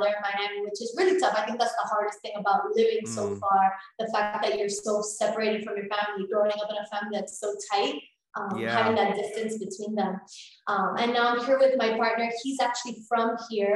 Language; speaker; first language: English; early bilingual, other home language; Spanish